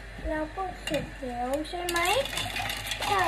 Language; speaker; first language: Thai; early bilingual, heritage; Swedish